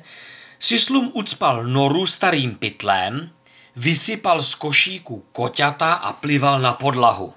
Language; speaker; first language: Czech; native; Czech